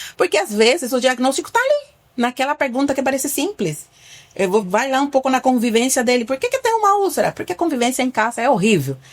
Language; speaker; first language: Portuguese; non-native, fluent; Spanish